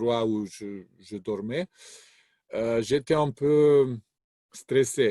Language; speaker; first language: French; non-native, fluent; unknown